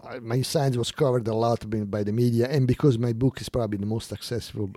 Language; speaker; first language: English; non-native, fluent; Italian